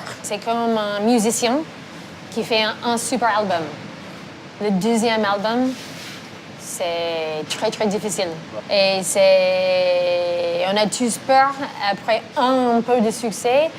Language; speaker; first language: French; non-native, fluent; English